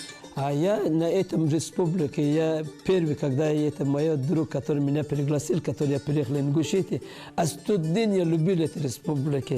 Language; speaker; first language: Russian; non-native, learner; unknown